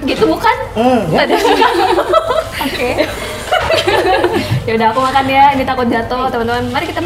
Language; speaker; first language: Indonesian; native; Indonesian